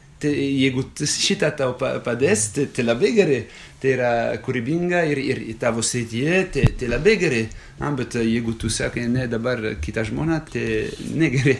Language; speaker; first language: Lithuanian; non-native, fluent; French